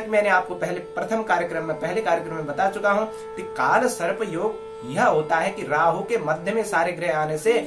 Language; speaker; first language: Hindi; native; Hindi